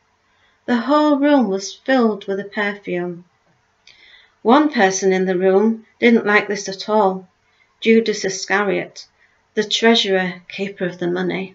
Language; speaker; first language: English; native; English